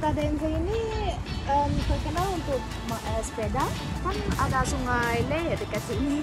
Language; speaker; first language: Indonesian; non-native, fluent; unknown